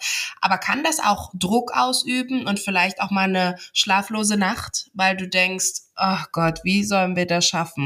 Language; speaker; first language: German; native; German